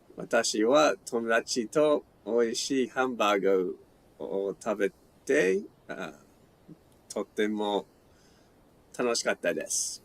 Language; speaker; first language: Japanese; non-native, learner; English